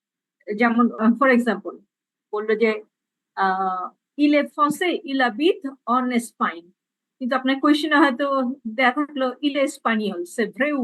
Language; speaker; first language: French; non-native, fluent; Bangla